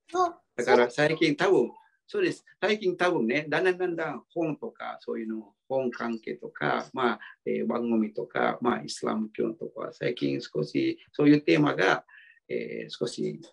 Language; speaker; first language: Japanese; non-native, fluent; Indonesian